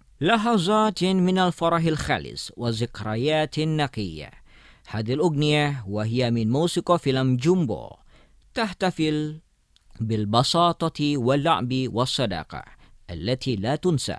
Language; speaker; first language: Arabic; non-native, fluent; Indonesian